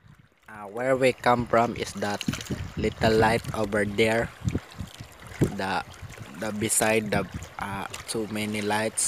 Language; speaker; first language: English; non-native, learner; Cebuano